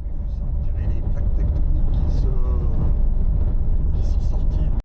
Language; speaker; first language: French; native; French